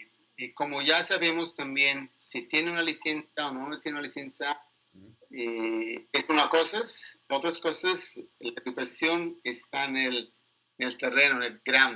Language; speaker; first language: Spanish; non-native, learner; Italian